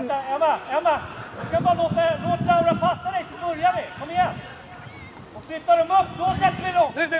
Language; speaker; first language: Swedish; native; Swedish